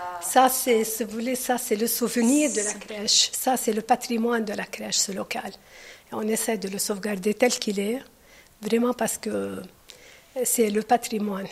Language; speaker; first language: French; non-native, local second language; Arabic